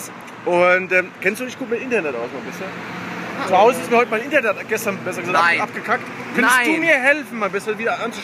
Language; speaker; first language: German; native; German